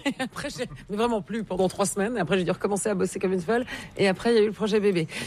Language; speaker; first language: French; native; French